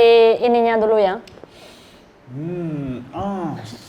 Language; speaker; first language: Indonesian; non-native, fluent; Spanish